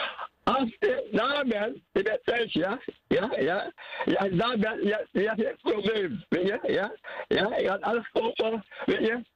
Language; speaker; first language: Dutch; non-native, learner; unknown